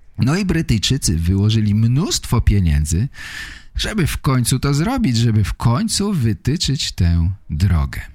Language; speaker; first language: Polish; native; Polish